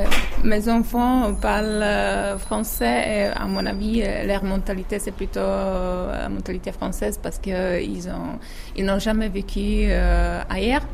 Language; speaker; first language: French; non-native, fluent; Czech